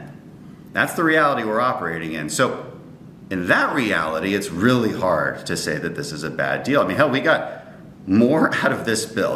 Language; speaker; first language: English; native; English